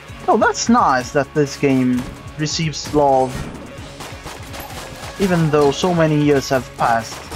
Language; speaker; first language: English; non-native, fluent; Italian